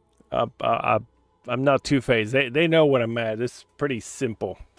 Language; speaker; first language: English; non-native, local second language; Spanish